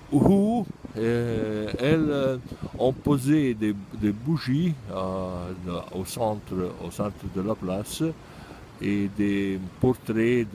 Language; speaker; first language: French; non-native, fluent; Italian